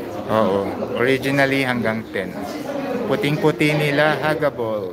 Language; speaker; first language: English; non-native, local second language; Filipino